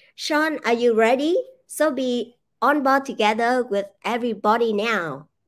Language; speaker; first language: English; non-native, fluent; Vietnamese